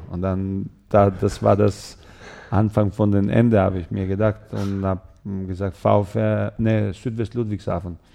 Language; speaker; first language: German; non-native, fluent; Albanian